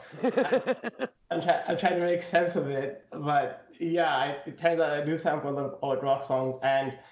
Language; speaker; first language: English; non-native, local second language; Nyanja